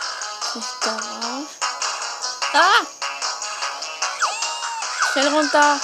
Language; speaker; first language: German; native; German